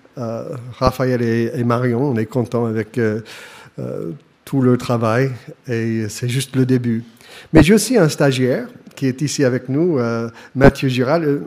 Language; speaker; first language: French; non-native, fluent; English